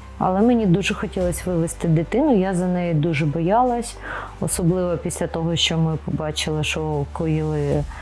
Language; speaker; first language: Ukrainian; non-native, local second language; Russian